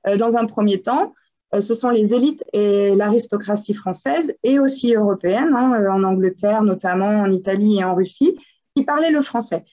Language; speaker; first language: French; native; French